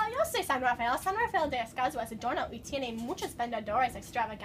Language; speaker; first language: Spanish; non-native, learner; English